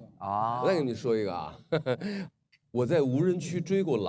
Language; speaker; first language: Chinese; native; Chinese